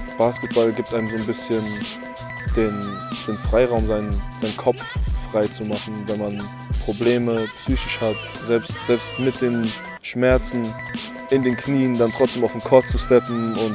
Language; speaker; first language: German; native; German